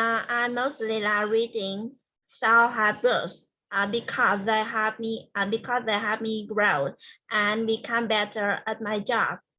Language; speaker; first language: English; non-native, learner; Vietnamese